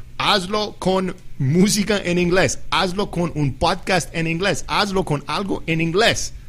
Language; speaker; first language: Spanish; non-native, fluent; English